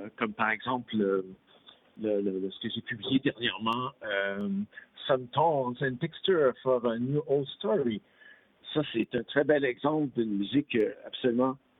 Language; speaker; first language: French; native; French